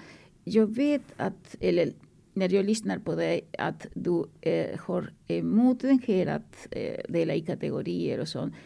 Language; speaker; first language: Swedish; non-native, fluent; Spanish